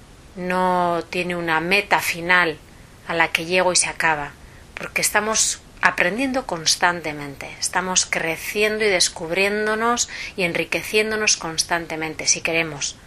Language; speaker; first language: Spanish; native; Spanish